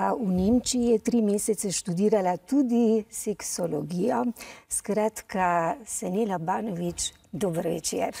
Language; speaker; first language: Slovenian; native; Slovenian